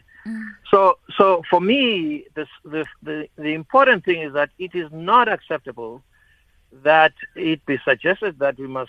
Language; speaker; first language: English; non-native, local second language; Xhosa